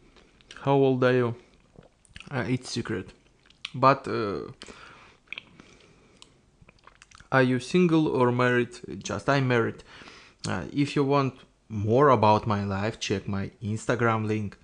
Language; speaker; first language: English; non-native, learner; Russian